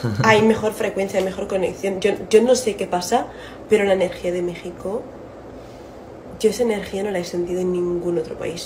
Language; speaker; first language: Spanish; non-native, fluent; Italian